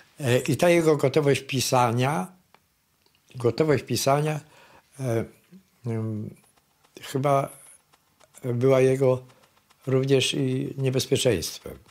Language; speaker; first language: Polish; native; Polish